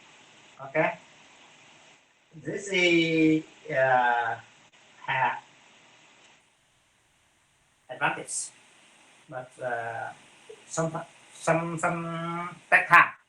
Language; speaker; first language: English; non-native, fluent; Vietnamese